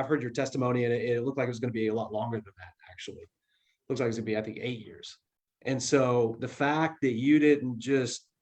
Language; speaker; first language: English; native; English